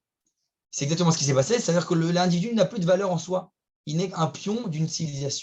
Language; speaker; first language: French; native; French